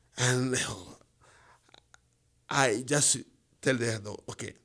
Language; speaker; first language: English; non-native, learner; Swahili